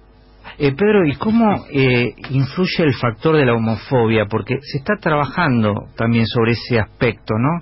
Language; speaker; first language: Spanish; native; Spanish